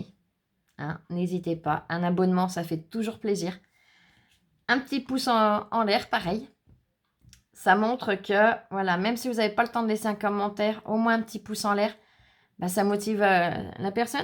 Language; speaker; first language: French; native; French